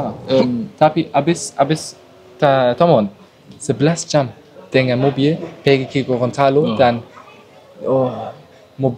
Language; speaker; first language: Indonesian; non-native, learner; German